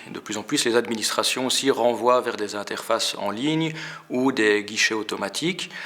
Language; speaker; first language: French; native; French